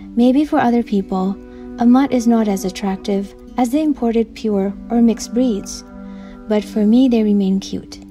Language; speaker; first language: English; non-native, fluent; Indonesian